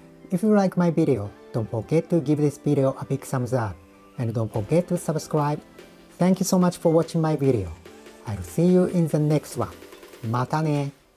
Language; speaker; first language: English; non-native, fluent; Japanese